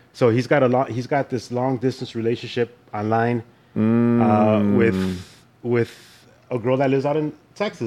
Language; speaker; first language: English; early bilingual, other home language; Spanish